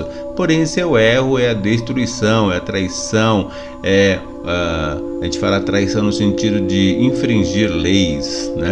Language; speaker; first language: Portuguese; native; Portuguese